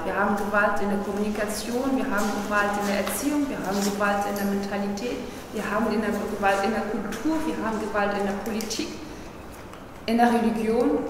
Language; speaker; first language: German; non-native, fluent; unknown